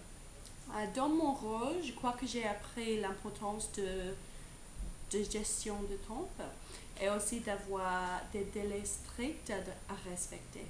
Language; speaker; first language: French; non-native, learner; English